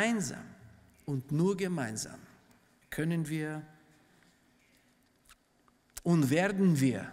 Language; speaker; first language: German; non-native, fluent; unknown